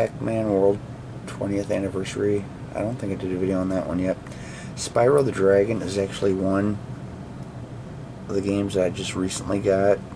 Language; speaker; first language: English; native; English